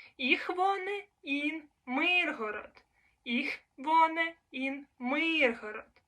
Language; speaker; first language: German; non-native, fluent; Ukrainian